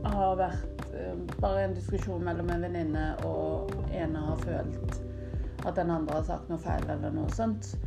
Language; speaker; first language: Norwegian; non-native, fluent; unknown